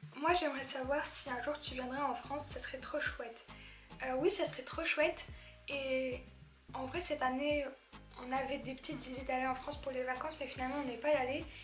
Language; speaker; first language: French; early bilingual, other home language; Polish